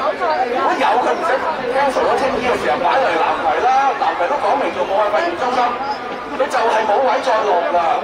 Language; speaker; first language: Chinese; native; Chinese